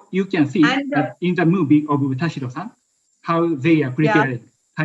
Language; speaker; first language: English; non-native, learner; Japanese